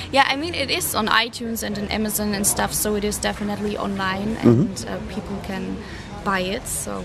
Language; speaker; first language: English; non-native, fluent; German